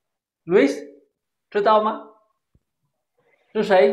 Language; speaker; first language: Chinese; non-native, fluent; Spanish